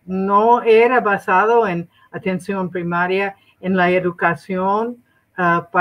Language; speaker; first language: Spanish; non-native, fluent; English